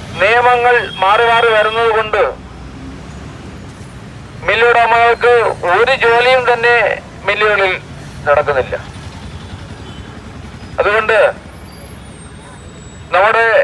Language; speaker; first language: Malayalam; native; Malayalam